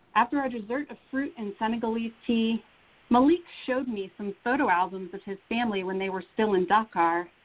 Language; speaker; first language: English; early bilingual, other home language; Romanian